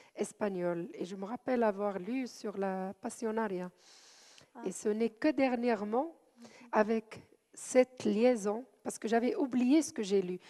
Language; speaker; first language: French; non-native, local second language; Arabic